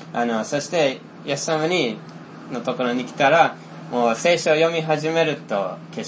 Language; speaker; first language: Japanese; non-native, fluent; Finnish